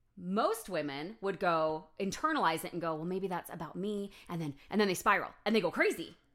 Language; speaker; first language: English; native; English